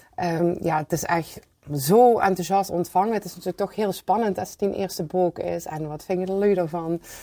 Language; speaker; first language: Dutch; non-native, local second language; Limburgish